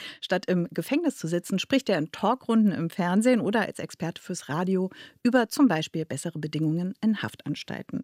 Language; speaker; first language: German; native; German